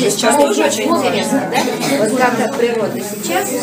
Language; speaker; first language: Russian; native; Russian